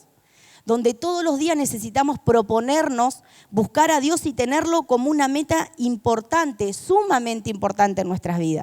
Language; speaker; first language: Spanish; native; Spanish